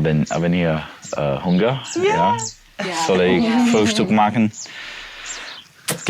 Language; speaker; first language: German; non-native, learner; Italian